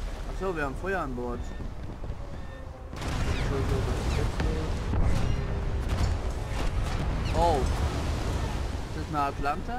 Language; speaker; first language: German; native; German